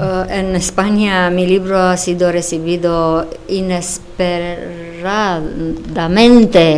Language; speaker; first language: Spanish; non-native, fluent; Romanian